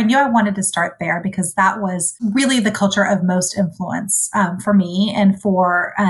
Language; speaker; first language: English; early bilingual, other home language; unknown